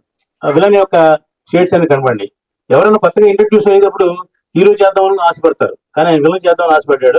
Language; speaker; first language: Telugu; native; Telugu